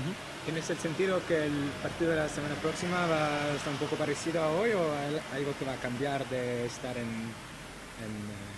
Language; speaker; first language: Spanish; non-native, learner; French